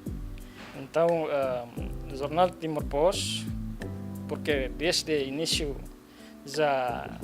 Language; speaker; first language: Portuguese; non-native, learner; Tetum